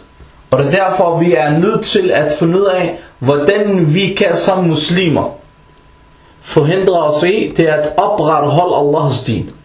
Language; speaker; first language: Danish; early bilingual, other home language; Arabic